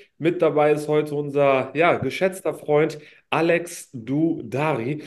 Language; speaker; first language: German; native; German